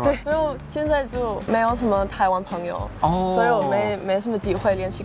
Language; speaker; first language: Chinese; non-native, fluent; German